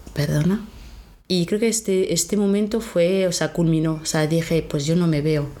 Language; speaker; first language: Spanish; non-native, fluent; French